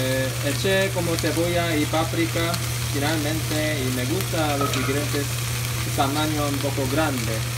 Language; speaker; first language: Spanish; non-native, learner; Korean